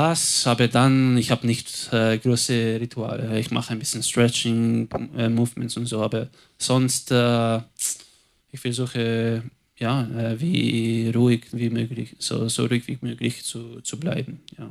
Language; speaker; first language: German; non-native, local second language; Italian